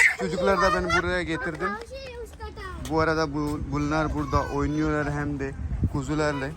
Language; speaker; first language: Turkish; non-native, learner; Urdu